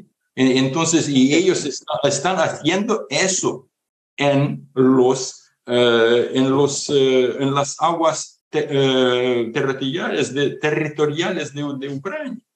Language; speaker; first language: Spanish; non-native, fluent; Ukrainian